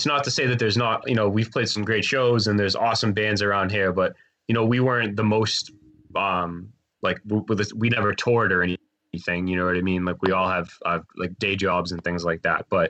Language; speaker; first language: English; native; English